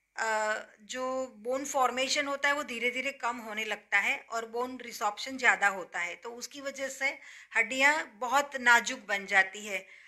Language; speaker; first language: Hindi; non-native, local second language; Gujarati